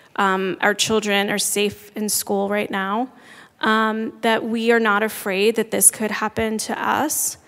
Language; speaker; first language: English; native; English